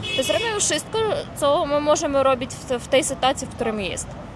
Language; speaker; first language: Polish; non-native, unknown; Ukrainian